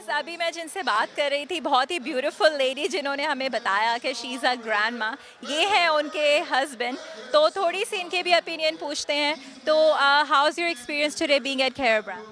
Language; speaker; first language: Urdu; native; Urdu